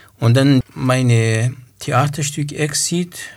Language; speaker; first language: German; non-native, learner; Kurdish